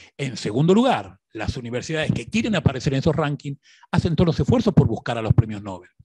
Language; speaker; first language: Spanish; native; Spanish